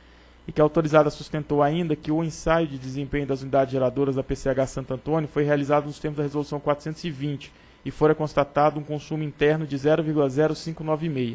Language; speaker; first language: Portuguese; native; Portuguese